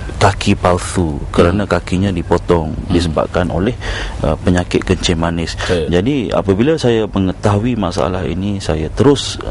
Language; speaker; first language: Malay; native; Malay